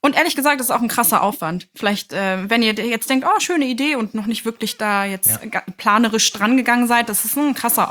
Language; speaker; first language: German; native; German